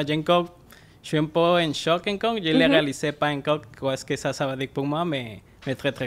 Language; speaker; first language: French; non-native, fluent; Spanish